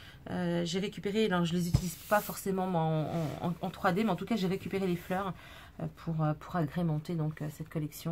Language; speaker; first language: French; native; French